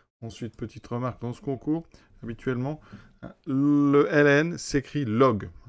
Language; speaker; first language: French; native; French